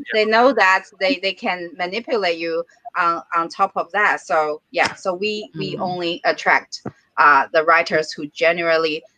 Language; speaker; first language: English; non-native, fluent; Chinese